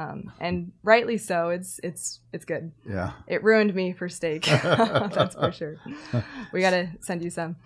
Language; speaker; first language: English; native; English